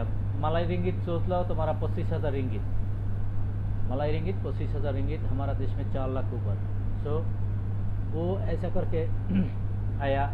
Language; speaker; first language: Hindi; non-native, learner; Bangla